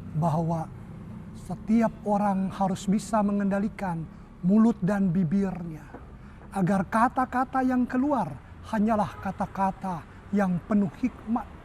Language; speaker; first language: Indonesian; native; Indonesian